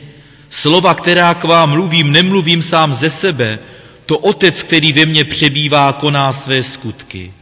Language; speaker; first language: Czech; native; Czech